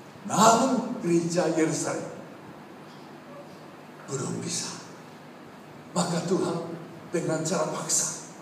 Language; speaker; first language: Indonesian; non-native, fluent; Japanese